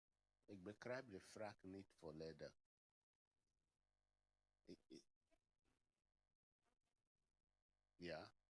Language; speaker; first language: Dutch; non-native, fluent; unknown